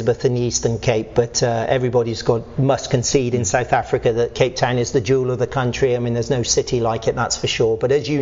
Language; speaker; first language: English; native; English